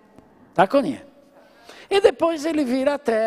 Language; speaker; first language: Portuguese; non-native, fluent; Italian